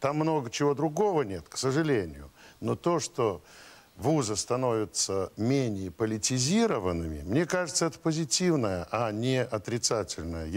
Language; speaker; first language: Russian; native; Russian